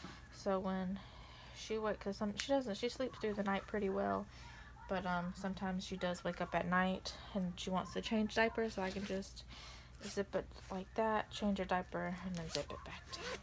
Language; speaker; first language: English; native; English